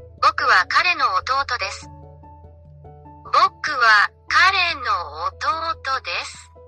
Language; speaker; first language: Japanese; non-native, learner; English